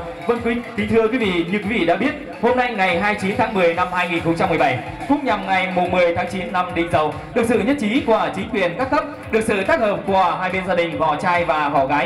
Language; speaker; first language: Vietnamese; native; Vietnamese